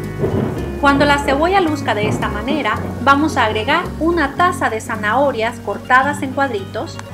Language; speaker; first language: Spanish; native; Spanish